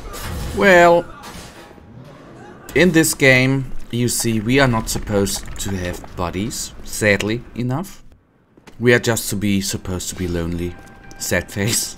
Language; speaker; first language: English; non-native, fluent; German